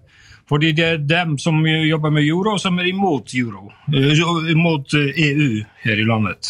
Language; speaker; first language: Norwegian; non-native, fluent; Icelandic